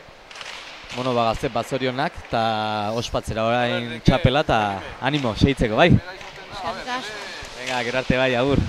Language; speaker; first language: Basque; native; Basque